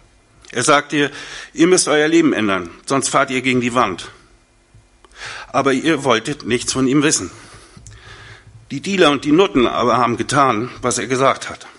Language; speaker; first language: German; native; German